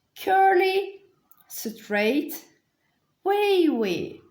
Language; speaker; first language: English; non-native, fluent; Turkish